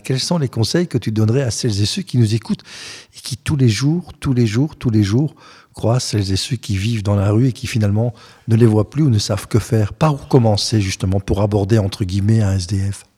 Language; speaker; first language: French; native; French